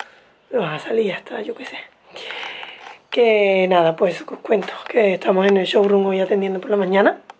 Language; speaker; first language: Spanish; native; Spanish